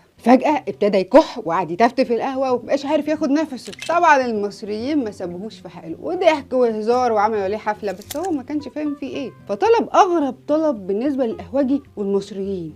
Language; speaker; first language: Arabic; native; Arabic